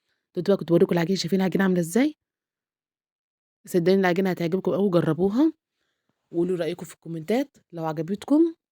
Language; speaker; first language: Arabic; native; Arabic